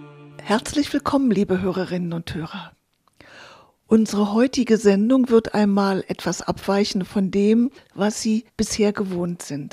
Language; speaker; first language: German; native; German